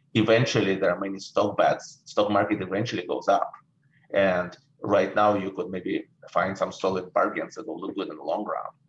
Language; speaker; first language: English; non-native, fluent; Russian